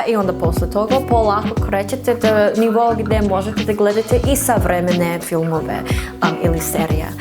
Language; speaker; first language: Serbian; non-native, learner; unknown